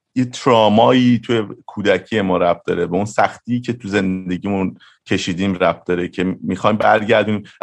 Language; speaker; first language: Persian; native; Persian